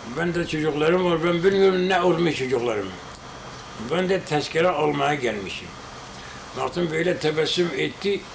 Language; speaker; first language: Turkish; non-native, local second language; Kurdish